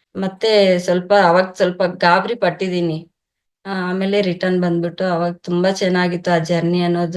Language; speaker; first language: Kannada; non-native, local second language; Telugu